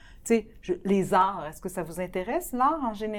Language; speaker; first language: French; native; French